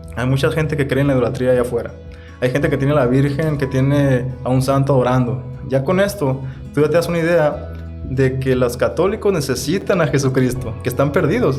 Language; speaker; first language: Spanish; native; Spanish